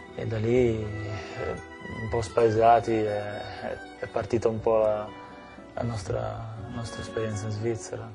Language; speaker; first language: Italian; early bilingual, other home language; Albanian